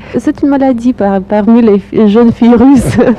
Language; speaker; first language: French; non-native, learner; Russian